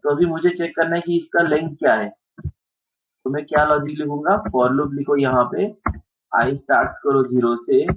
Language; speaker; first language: Hindi; non-native, local second language; Marathi